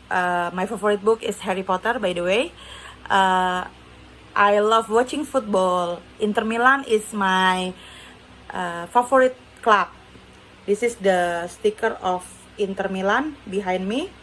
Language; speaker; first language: English; non-native, learner; Indonesian